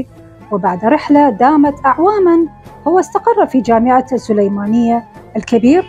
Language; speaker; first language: Arabic; non-native, local second language; Kurdish